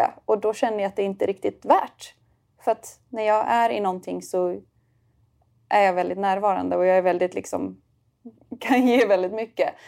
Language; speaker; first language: Swedish; native; Swedish